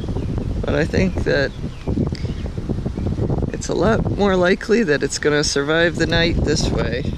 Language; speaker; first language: English; native; English